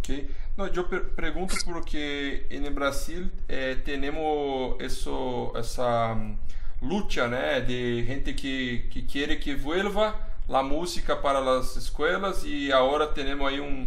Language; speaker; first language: Spanish; non-native, fluent; Portuguese